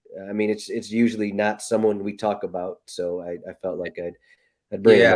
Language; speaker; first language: English; native; English